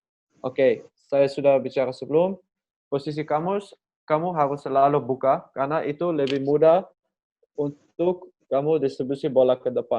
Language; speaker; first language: Indonesian; non-native, learner; Dutch